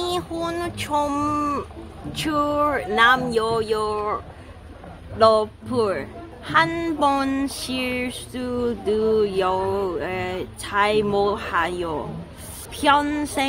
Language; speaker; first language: Korean; non-native, learner; Cantonese